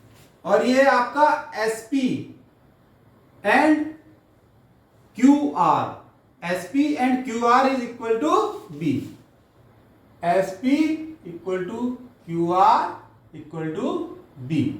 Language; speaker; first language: Hindi; native; Hindi